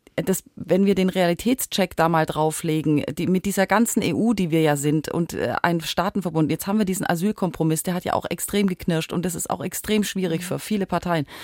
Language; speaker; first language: German; native; German